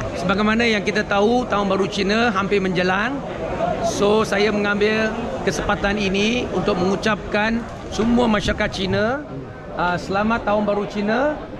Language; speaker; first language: Malay; non-native, local second language; Chinese